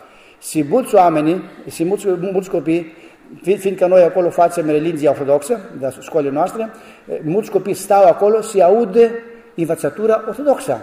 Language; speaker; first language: Romanian; non-native, learner; Greek